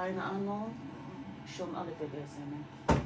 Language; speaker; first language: German; non-native, learner; French